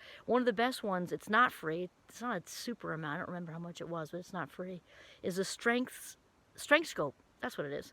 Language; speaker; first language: English; native; English